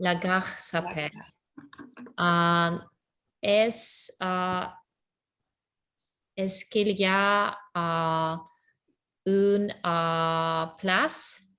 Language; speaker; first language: French; non-native, learner; Russian